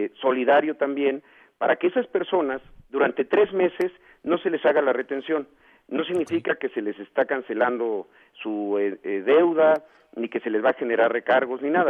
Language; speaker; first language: Spanish; native; Spanish